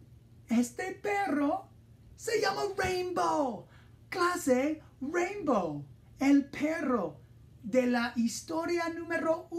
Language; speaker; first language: Spanish; non-native, fluent; English